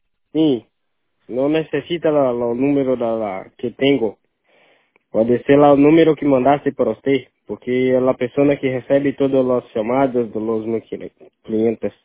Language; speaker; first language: Spanish; non-native, learner; Portuguese